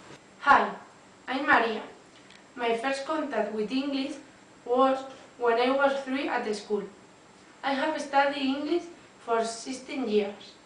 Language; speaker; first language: English; non-native, learner; Spanish